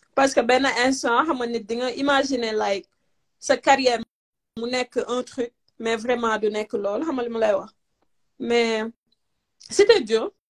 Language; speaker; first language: French; non-native, local second language; Wolof